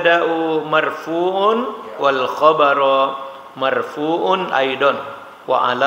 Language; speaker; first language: Arabic; non-native, learner; Indonesian